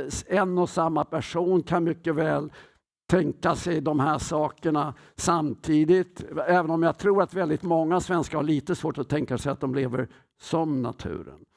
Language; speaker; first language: Swedish; native; Swedish